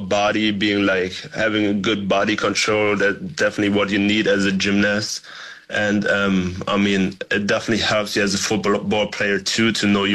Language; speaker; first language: English; non-native, fluent; German